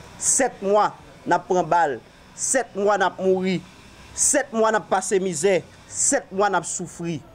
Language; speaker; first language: Haitian Creole; native; Haitian Creole